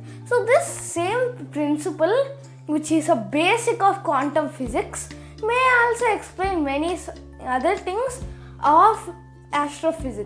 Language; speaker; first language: English; early bilingual, other home language; Telugu